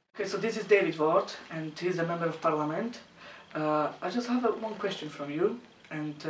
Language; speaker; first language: English; non-native, learner; Slovak